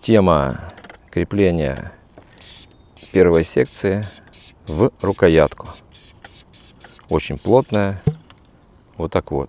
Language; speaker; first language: Russian; native; Russian